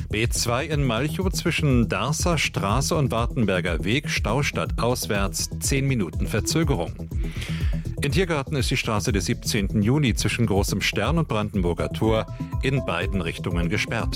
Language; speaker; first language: German; native; German